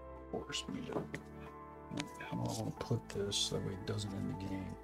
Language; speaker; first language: English; native; English